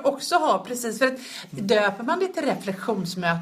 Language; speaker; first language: Swedish; native; Swedish